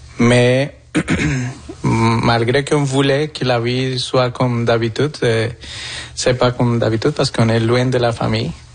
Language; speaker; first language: French; non-native, fluent; Spanish